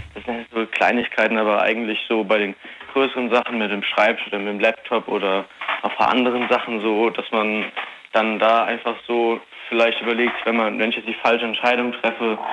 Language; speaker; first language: German; native; German